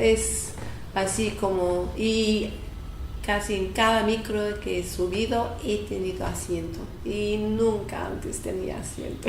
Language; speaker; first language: Spanish; non-native, fluent; English